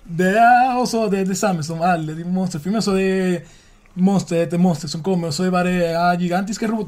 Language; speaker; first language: Norwegian; non-native, learner; Swedish